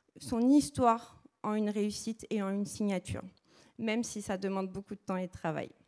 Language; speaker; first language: French; early bilingual, other home language; Portuguese